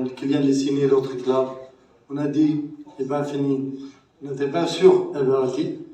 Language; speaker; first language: French; non-native, learner; Arabic